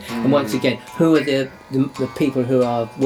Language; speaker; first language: English; native; English